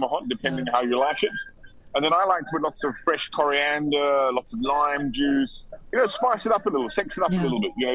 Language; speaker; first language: English; native; English